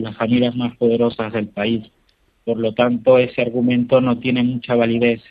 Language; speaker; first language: Spanish; native; Spanish